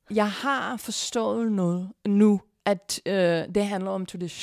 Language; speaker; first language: Danish; non-native, fluent; English